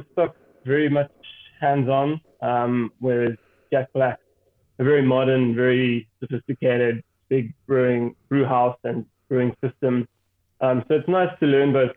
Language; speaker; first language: English; native; English